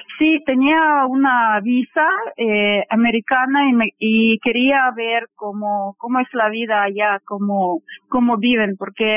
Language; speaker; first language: Spanish; non-native, fluent; Russian